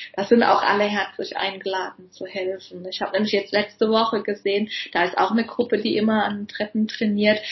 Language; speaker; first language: German; native; German